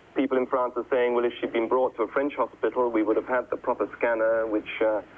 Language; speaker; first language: English; native; English